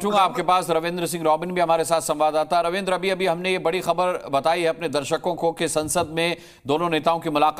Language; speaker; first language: Hindi; native; Hindi